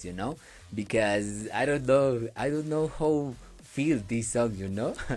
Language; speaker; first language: English; non-native, learner; Spanish